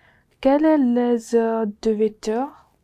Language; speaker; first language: French; non-native, learner; English